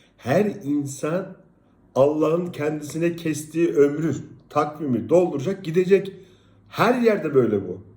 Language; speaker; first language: Turkish; native; Turkish